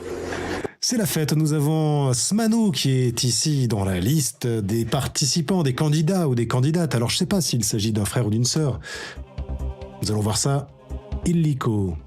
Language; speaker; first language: French; native; French